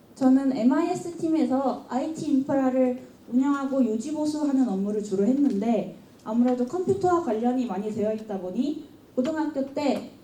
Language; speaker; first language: Korean; native; Korean